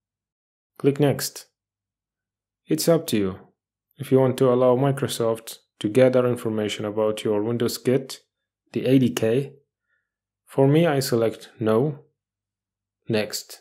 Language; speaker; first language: English; non-native, fluent; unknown